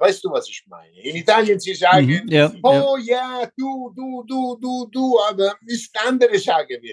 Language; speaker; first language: German; non-native, learner; Italian